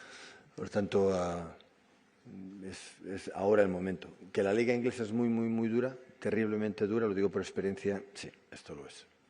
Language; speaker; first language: Spanish; native; Spanish